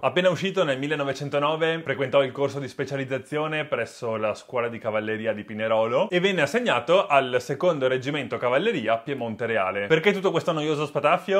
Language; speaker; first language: Italian; native; Italian